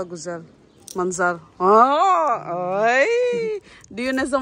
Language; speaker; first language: Turkish; non-native, learner; Filipino